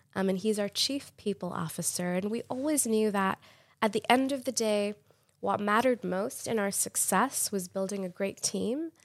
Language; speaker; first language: English; non-native, local second language; Urdu